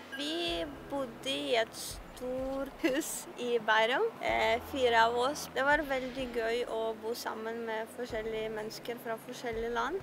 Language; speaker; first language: Norwegian; non-native, fluent; Ukrainian